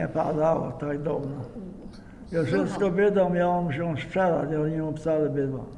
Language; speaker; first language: Polish; early bilingual, heritage; Polish